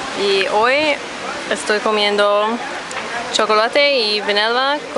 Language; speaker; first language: Spanish; non-native, learner; English